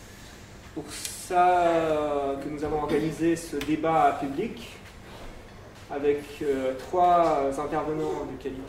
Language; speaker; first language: French; native; French